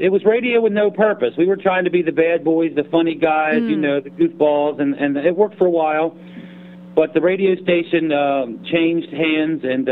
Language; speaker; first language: English; native; English